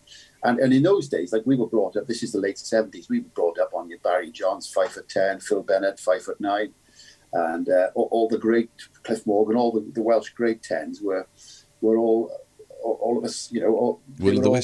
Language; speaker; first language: English; native; English